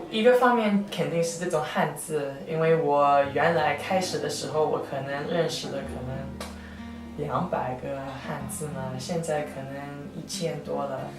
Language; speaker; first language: Chinese; early bilingual, heritage; English